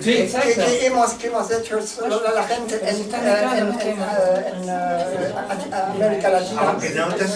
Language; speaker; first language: Spanish; non-native, learner; German